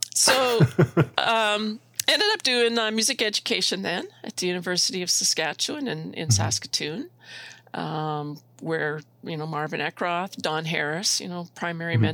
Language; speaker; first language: English; native; English